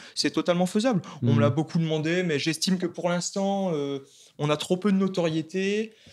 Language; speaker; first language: French; native; French